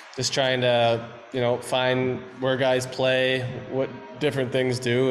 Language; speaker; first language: English; native; English